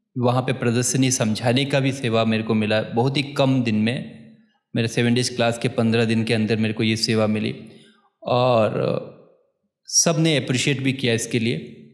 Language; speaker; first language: Hindi; non-native, local second language; Odia